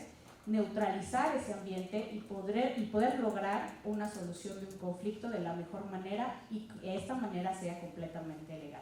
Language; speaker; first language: Spanish; native; Spanish